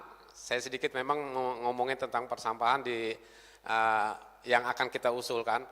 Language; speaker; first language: Indonesian; native; Indonesian